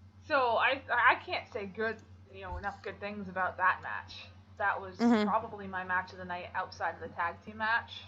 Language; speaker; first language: English; native; English